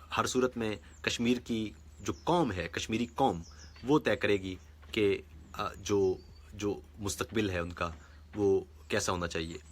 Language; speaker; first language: Urdu; non-native, local second language; Pahari-Potwari